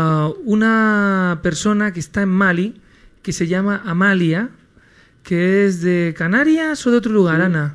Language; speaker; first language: Spanish; native; Spanish